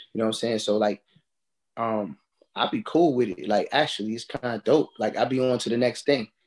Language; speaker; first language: English; native; English